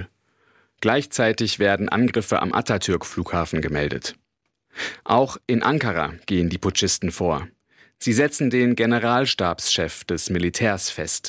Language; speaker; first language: German; native; German